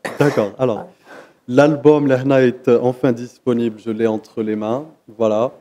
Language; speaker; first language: French; non-native, local second language; Arabic